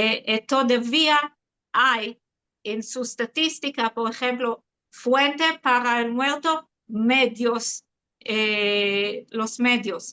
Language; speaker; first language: Spanish; non-native, fluent; Hebrew